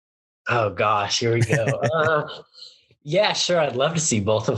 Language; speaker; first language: English; native; English